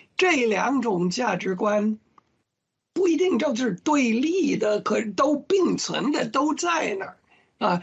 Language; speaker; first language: Chinese; non-native, fluent; English